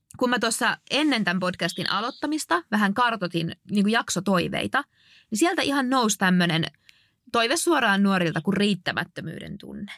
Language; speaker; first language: Finnish; native; Finnish